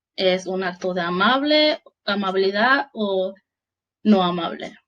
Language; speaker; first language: Spanish; early bilingual, heritage; Spanish